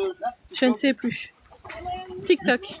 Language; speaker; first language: French; native; French